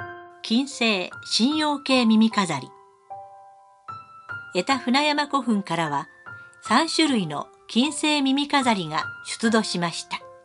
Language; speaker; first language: Japanese; native; Japanese